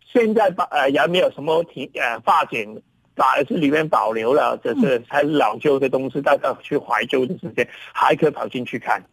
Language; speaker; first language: Chinese; non-native, local second language; Cantonese